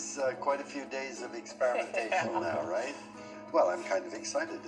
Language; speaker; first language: English; native; English